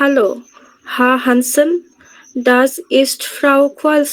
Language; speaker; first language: German; non-native, learner; Bangla